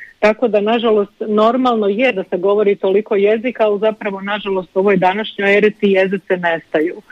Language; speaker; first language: Bosnian; early bilingual, heritage; Croatian